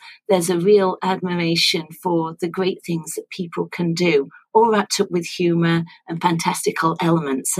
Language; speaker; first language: English; native; English